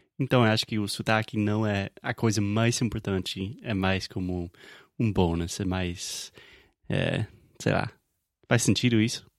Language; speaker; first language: Portuguese; non-native, fluent; English